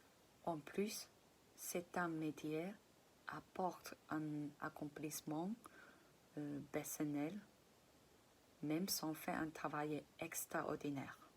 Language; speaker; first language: French; non-native, fluent; Chinese